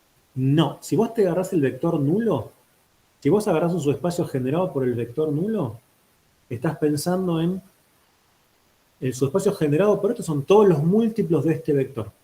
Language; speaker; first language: Spanish; native; Spanish